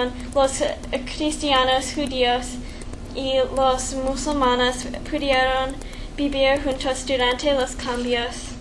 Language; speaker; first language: Spanish; non-native, learner; English